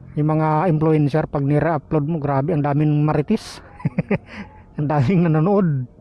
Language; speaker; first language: Filipino; non-native, local second language; Cebuano